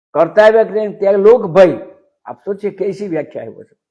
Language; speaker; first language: Hindi; non-native, local second language; Gujarati